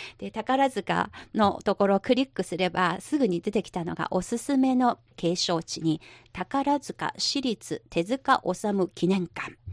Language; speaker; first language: Japanese; non-native, local second language; Chinese